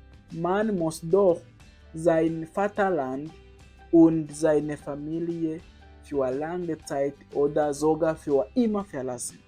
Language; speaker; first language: German; non-native, fluent; Kinyarwanda